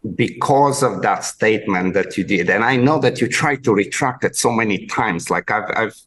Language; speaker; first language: English; non-native, fluent; Bulgarian